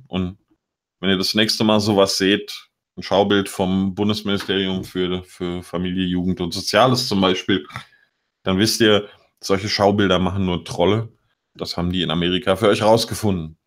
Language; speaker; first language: German; native; German